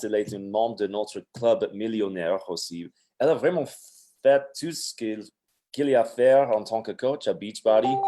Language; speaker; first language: French; non-native, fluent; English